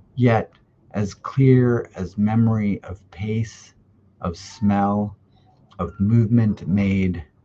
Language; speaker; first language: English; early bilingual, other home language; Russian